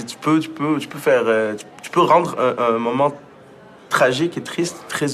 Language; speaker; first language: French; early bilingual, other home language; Arabic